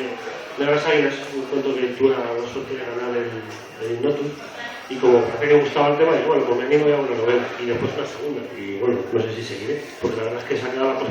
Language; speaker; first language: Spanish; native; Spanish